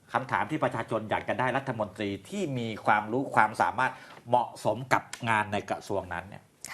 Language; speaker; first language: Thai; native; Thai